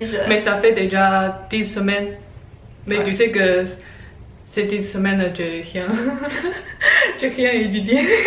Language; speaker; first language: French; non-native, learner; Chinese